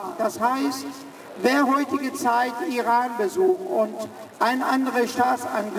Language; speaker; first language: German; early bilingual, other home language; Persian